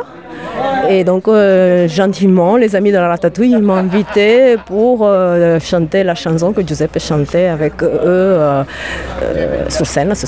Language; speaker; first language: French; non-native, fluent; Italian